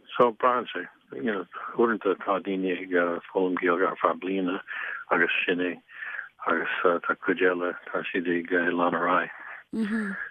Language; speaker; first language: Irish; non-native, learner; English